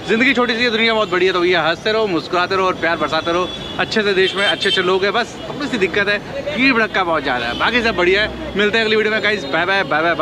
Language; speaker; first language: Hindi; native; Hindi